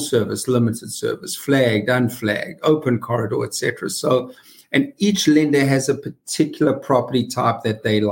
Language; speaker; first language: English; native; English